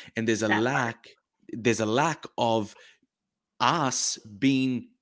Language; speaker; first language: English; early bilingual, other home language; Italian